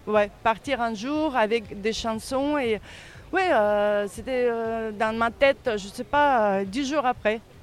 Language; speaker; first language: French; non-native, fluent; Russian